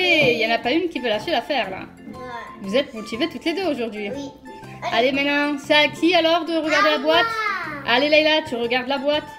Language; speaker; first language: French; native; French